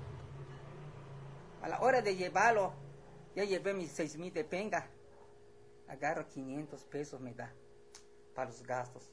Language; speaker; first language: Spanish; non-native, local second language; Yucateco